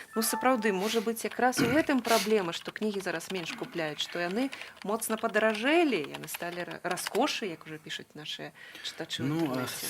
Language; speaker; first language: Belarusian; native; Belarusian